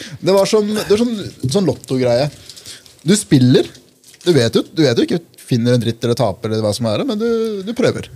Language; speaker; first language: Norwegian; early bilingual, other home language; Punjabi